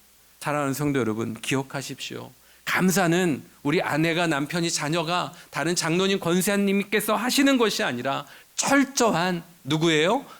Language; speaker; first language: Korean; native; Korean